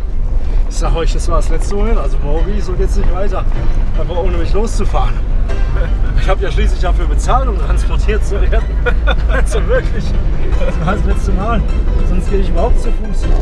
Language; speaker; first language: German; native; German